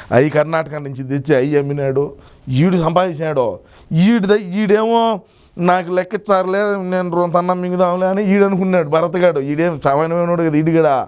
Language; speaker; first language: Telugu; native; Telugu